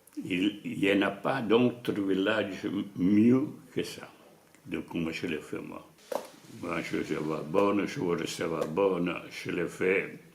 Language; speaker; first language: French; non-native, fluent; Italian